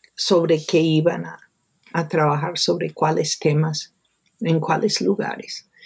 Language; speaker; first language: Spanish; non-native, fluent; English